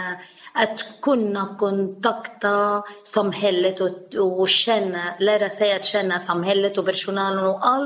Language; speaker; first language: Swedish; non-native, learner; Arabic